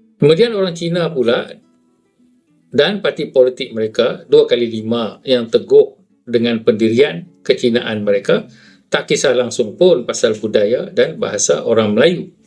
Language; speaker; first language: Malay; native; Malay